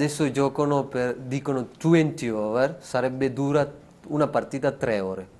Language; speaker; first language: Italian; non-native, learner; Sinhala